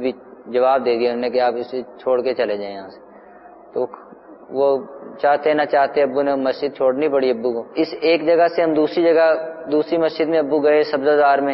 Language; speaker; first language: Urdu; non-native, local second language; Punjabi